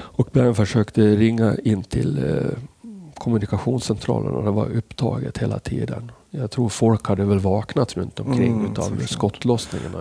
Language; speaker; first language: Swedish; native; Swedish